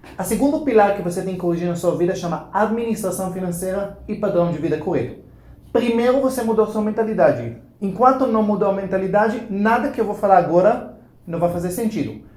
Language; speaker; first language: Portuguese; non-native, fluent; Hebrew